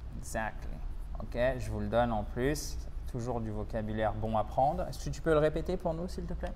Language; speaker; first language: French; native; French